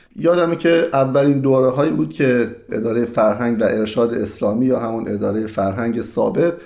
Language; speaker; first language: Persian; native; Persian